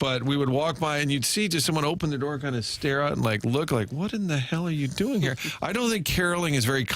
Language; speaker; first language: English; native; English